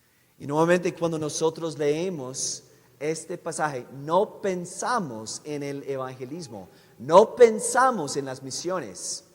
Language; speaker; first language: Spanish; non-native, fluent; English